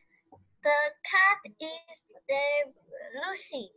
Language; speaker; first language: English; non-native, learner; Vietnamese